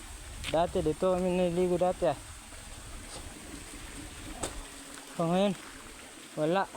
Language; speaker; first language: Filipino; non-native, local second language; Cebuano